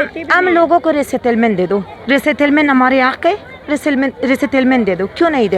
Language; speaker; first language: Hindi; non-native, fluent; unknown